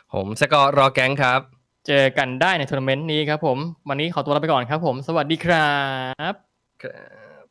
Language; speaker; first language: Thai; native; Thai